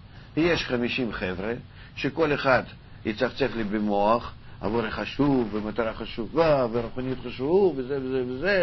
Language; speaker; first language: Hebrew; non-native, fluent; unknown